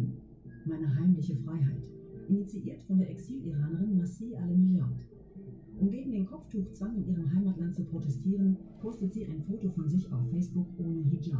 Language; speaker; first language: German; native; German